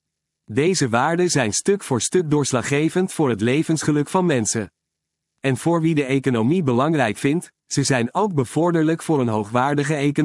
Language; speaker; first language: Dutch; native; Dutch